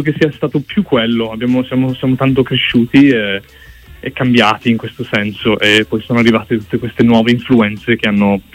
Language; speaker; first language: Italian; early bilingual, other home language; English